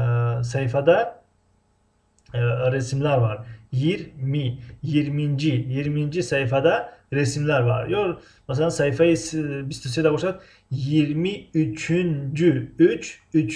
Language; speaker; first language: Turkish; non-native, fluent; Tajik